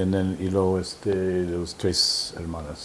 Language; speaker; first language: Spanish; non-native, fluent; English